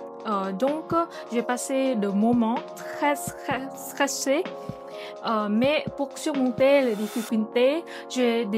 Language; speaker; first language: French; non-native, fluent; Vietnamese